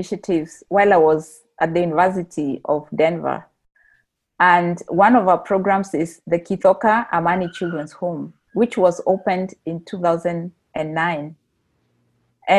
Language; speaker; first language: English; non-native, local second language; Meru